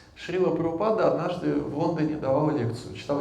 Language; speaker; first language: Russian; native; Russian